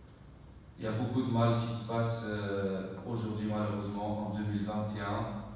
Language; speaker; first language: French; non-native, fluent; Uyghur